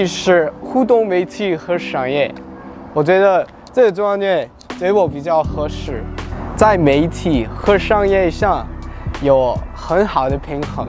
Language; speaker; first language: Chinese; non-native, learner; English